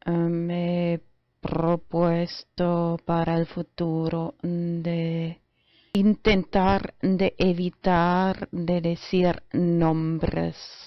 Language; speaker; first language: Spanish; non-native, fluent; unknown